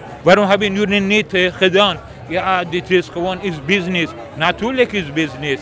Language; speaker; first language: Dutch; non-native, learner; Persian